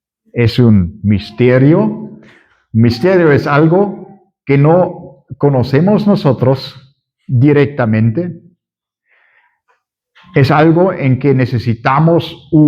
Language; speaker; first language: Spanish; non-native, fluent; German